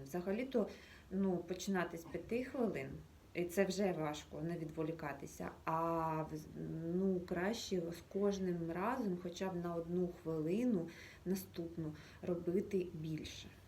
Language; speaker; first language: Ukrainian; native; Ukrainian